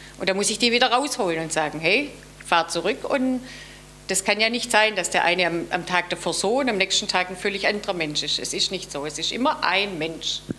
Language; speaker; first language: German; native; German